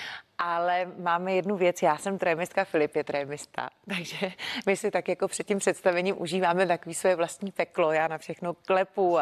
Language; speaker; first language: Czech; native; Czech